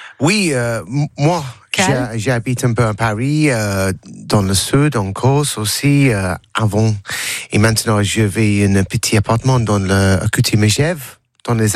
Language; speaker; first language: French; non-native, learner; English